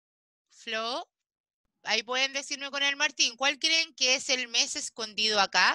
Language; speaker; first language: Spanish; native; Spanish